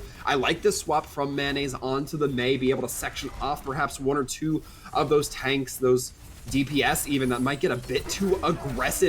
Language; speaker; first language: English; native; English